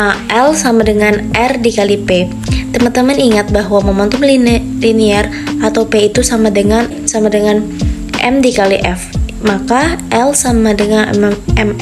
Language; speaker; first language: Indonesian; native; Indonesian